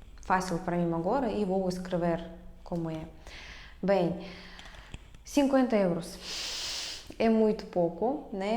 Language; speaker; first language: Portuguese; non-native, fluent; Russian